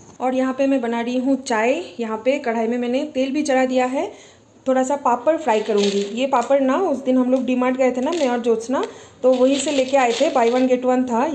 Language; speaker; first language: Hindi; non-native, local second language; Bangla